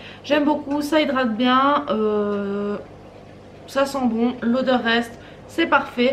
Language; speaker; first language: French; native; French